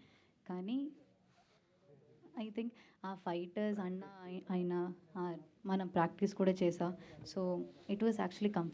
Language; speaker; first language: Telugu; non-native, learner; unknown